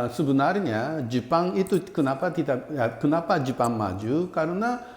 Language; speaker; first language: Indonesian; non-native, fluent; Japanese